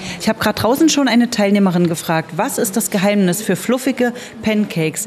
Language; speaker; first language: German; native; German